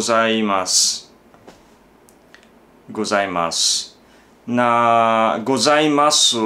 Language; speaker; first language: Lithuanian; non-native, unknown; Japanese